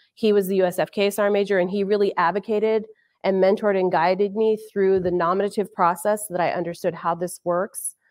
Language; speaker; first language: English; native; English